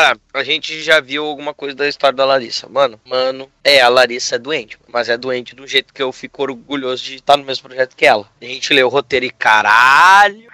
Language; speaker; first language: Portuguese; native; Portuguese